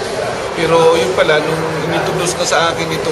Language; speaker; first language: Filipino; native; Filipino